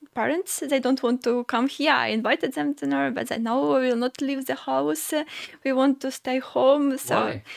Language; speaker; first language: English; non-native, fluent; Ukrainian